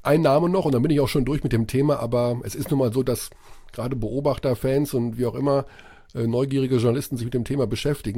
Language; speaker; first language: German; native; German